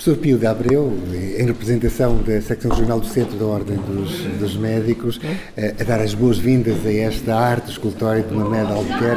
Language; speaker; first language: Portuguese; native; Portuguese